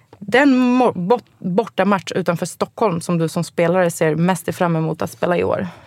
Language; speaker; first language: Swedish; native; Swedish